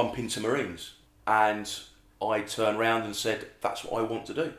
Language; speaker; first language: English; native; English